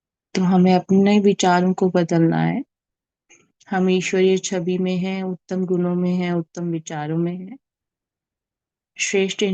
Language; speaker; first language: Hindi; native; Hindi